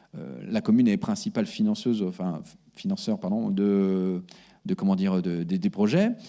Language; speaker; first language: French; native; French